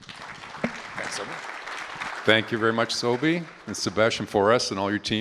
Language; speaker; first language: English; native; English